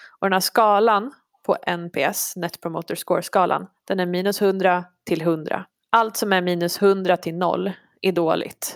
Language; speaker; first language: Swedish; native; Swedish